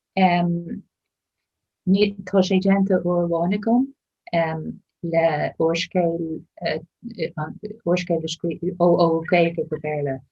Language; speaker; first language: Irish; non-native, local second language; English